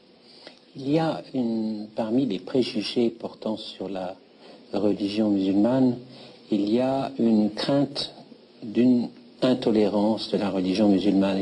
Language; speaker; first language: French; native; French